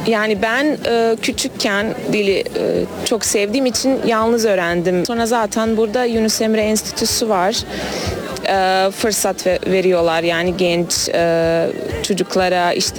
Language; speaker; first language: Turkish; non-native, fluent; Bosnian